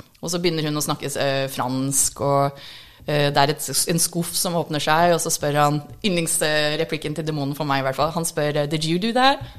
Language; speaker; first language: Norwegian; non-native, fluent; English